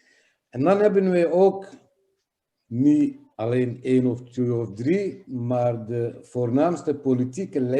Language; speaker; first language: Dutch; non-native, fluent; Kurdish